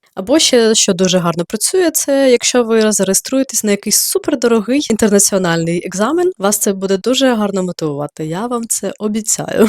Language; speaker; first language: Ukrainian; native; Ukrainian